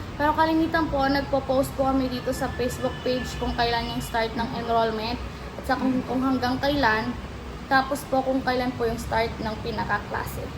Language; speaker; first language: Filipino; native; Filipino